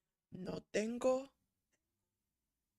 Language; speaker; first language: Spanish; non-native, learner; English